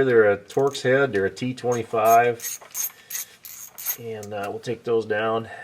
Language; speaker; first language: English; native; English